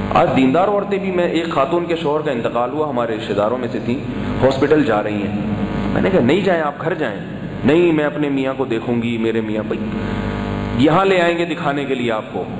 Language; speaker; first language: Urdu; native; Urdu